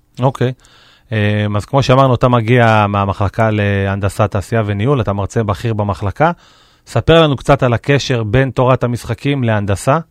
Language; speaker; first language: Hebrew; native; Hebrew